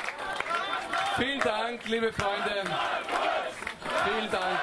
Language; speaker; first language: German; native; German